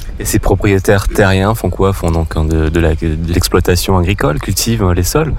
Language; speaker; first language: French; native; French